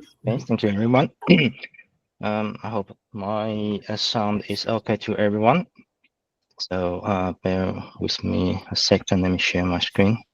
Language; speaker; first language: English; non-native, fluent; Chinese